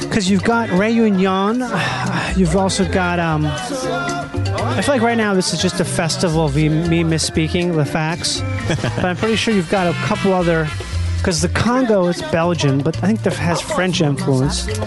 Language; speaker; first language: English; native; English